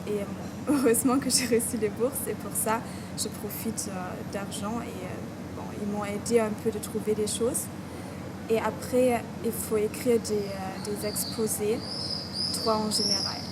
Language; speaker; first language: French; non-native, fluent; German